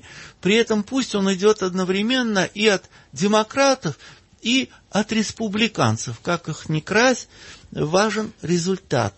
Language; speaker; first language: Russian; native; Russian